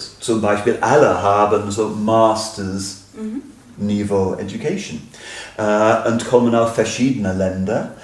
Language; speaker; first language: German; non-native, fluent; English